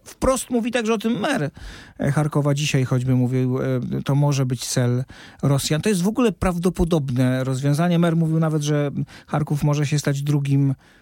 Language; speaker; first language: Polish; native; Polish